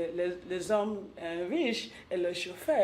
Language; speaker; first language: French; non-native, local second language; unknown